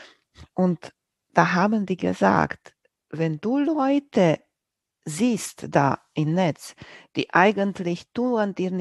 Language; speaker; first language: German; non-native, fluent; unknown